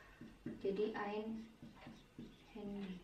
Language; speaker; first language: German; non-native, fluent; Indonesian